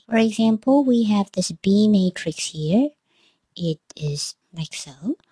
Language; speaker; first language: English; non-native, fluent; Chinese